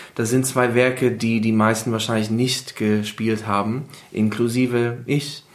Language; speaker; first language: German; non-native, fluent; English